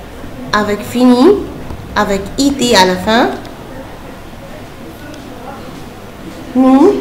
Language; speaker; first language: French; non-native, fluent; Arabic